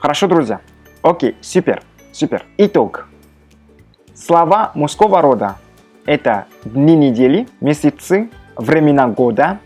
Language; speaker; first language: Russian; non-native, fluent; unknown